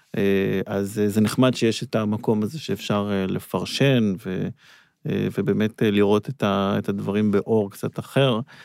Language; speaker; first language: Hebrew; native; Hebrew